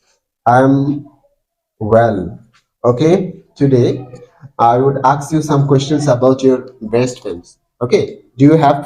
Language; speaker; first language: English; non-native, fluent; Bangla